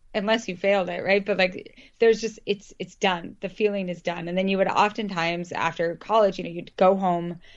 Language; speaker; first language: English; native; English